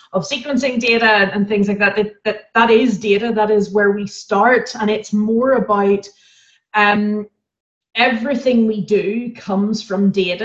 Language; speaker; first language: English; native; English